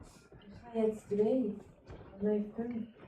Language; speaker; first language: German; non-native, learner; Portuguese